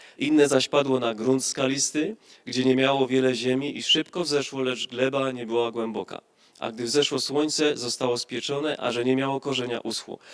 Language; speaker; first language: Polish; native; Polish